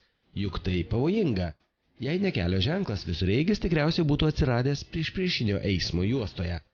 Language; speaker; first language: Lithuanian; native; Lithuanian